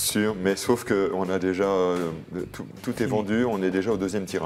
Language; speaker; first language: French; native; French